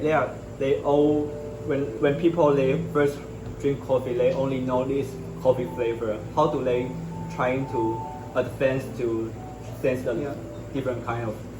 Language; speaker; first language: English; non-native, learner; Chinese